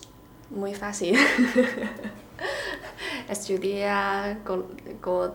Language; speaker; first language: Spanish; non-native, learner; Chinese